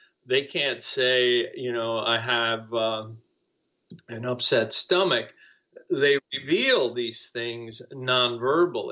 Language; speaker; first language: English; non-native, fluent; Spanish